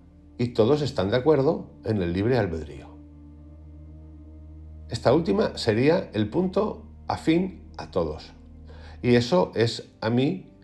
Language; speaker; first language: Spanish; native; Spanish